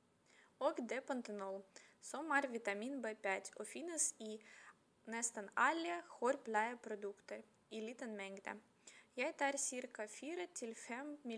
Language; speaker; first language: Swedish; non-native, learner; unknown